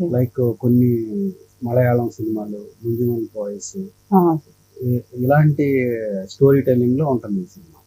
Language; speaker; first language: Telugu; native; Telugu